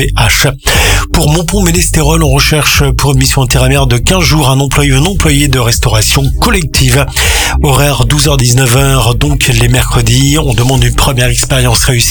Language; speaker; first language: French; native; French